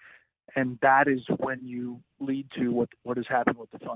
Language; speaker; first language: English; native; English